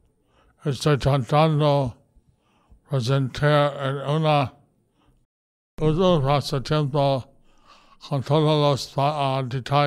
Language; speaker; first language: Spanish; non-native, learner; English